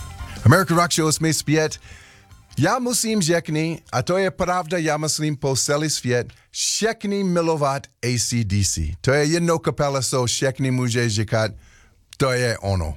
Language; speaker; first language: Czech; non-native, learner; English